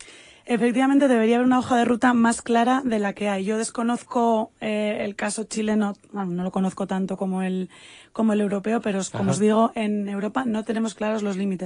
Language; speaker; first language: Spanish; native; Spanish